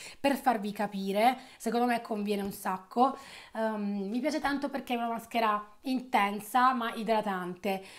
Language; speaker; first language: Italian; native; Italian